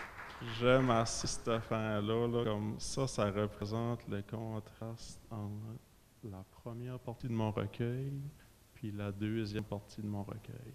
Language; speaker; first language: French; native; French